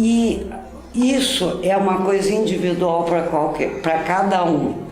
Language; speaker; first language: Portuguese; native; Portuguese